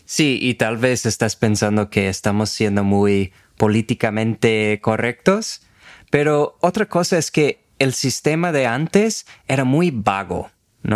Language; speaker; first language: Spanish; non-native, fluent; English